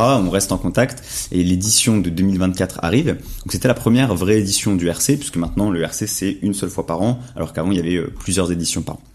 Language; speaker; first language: French; native; French